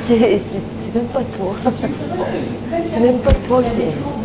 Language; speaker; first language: French; native; French